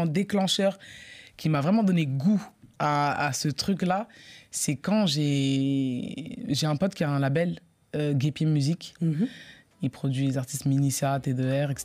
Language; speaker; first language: French; native; French